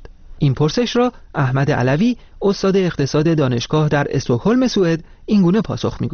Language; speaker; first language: Persian; native; Persian